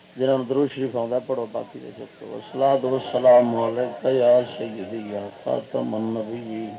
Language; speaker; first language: Urdu; non-native, local second language; Punjabi